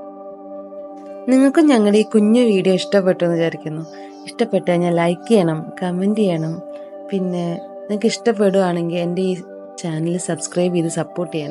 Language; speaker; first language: Malayalam; native; Malayalam